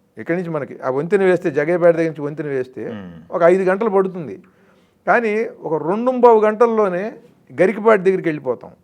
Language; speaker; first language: Telugu; native; Telugu